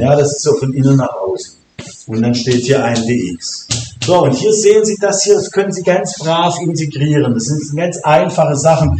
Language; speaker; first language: German; native; German